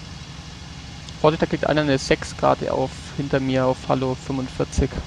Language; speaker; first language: German; native; German